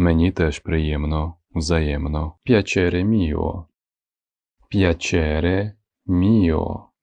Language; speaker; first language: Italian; non-native, fluent; Ukrainian